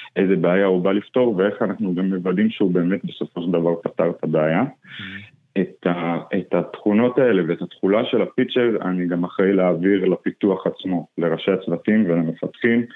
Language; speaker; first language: Hebrew; non-native, local second language; Arabic